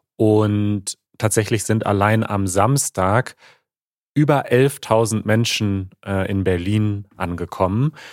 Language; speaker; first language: German; native; German